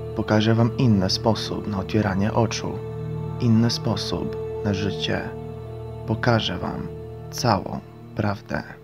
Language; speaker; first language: Polish; non-native, fluent; Croatian